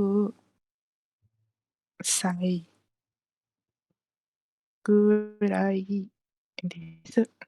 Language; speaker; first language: Japanese; non-native, fluent; Malay